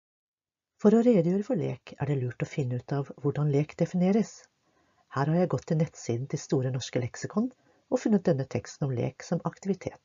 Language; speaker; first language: Norwegian; native; Norwegian